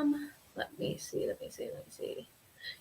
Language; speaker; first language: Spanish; non-native, fluent; English